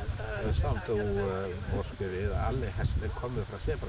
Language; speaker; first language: Swedish; non-native, learner; Icelandic